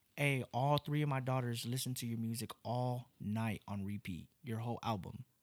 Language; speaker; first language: English; native; English